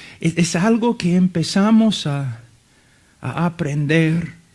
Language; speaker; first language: Spanish; non-native, fluent; English